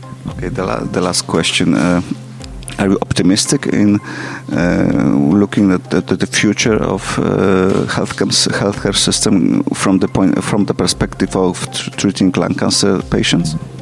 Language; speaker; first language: English; non-native, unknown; Polish